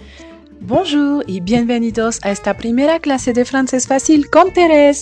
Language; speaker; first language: Spanish; non-native, fluent; French